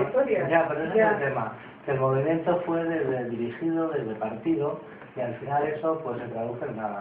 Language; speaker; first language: Spanish; native; Spanish